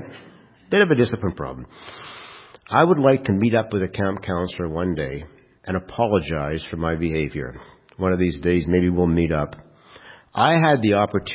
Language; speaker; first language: English; native; English